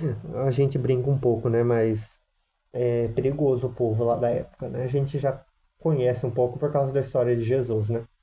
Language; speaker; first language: Portuguese; native; Portuguese